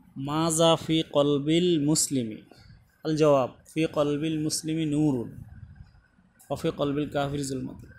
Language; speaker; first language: Arabic; non-native, fluent; Bangla